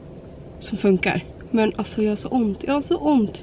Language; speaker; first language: Swedish; native; Swedish